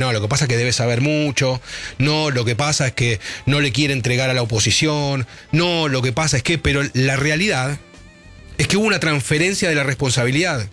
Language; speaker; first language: Spanish; native; Spanish